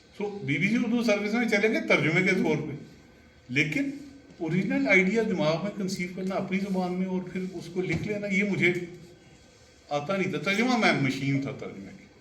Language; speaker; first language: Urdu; non-native, local second language; Punjabi